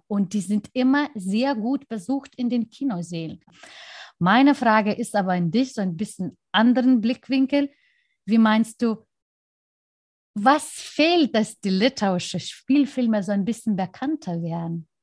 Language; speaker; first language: German; non-native, learner; Lithuanian